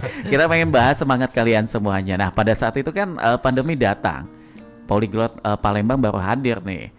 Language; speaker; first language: Indonesian; native; Indonesian